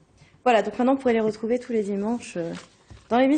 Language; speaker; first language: French; native; French